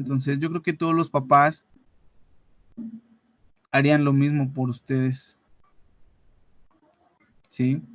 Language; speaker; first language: Spanish; native; Spanish